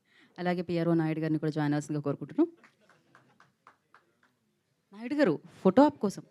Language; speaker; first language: Telugu; native; Telugu